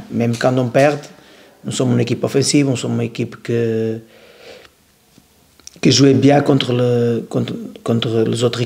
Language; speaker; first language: French; non-native, learner; Portuguese